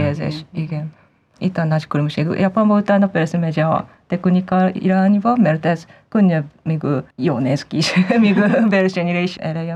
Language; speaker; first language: Hungarian; non-native, fluent; Japanese